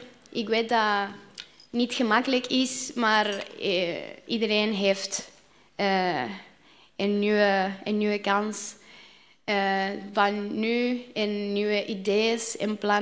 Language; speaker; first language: Dutch; non-native, learner; Spanish